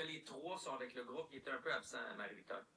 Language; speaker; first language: French; native; French